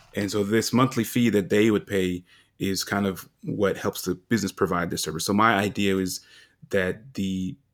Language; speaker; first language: English; native; English